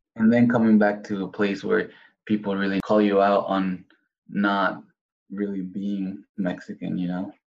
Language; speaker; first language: English; non-native, fluent; Spanish